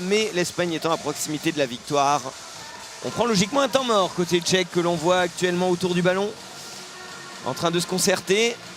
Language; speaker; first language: French; native; French